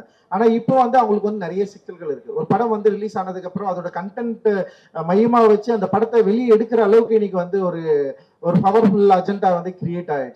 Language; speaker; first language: Tamil; native; Tamil